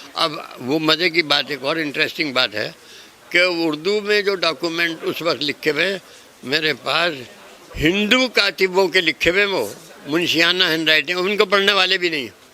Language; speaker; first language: Urdu; native; Urdu